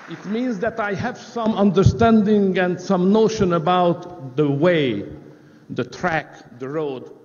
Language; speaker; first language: English; non-native, fluent; Hungarian